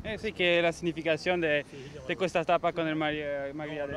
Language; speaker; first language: Italian; non-native, learner; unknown